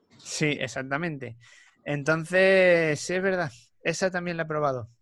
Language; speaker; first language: Spanish; native; Spanish